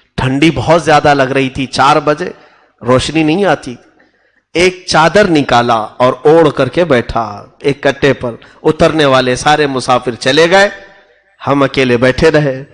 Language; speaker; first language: Urdu; native; Urdu